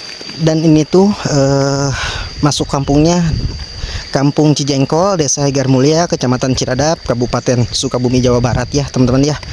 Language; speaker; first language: Indonesian; non-native, local second language; Sundanese